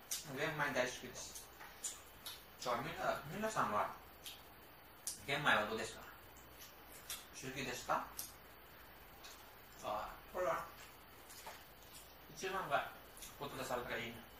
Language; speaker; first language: Japanese; non-native, learner; Nepali